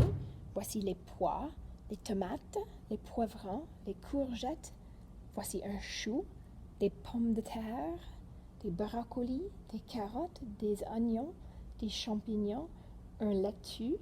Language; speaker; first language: French; non-native, fluent; English